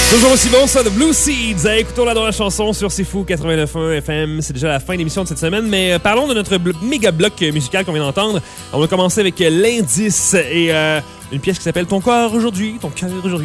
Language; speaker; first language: French; native; French